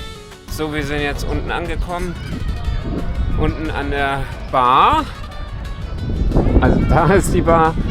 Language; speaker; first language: German; native; German